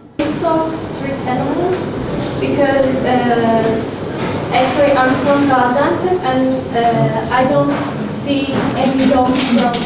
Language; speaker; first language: English; non-native, learner; Turkish